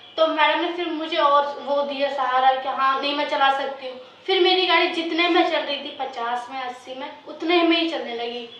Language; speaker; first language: Hindi; native; Hindi